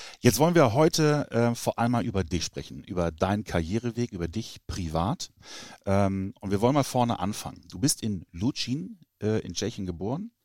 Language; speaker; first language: German; native; German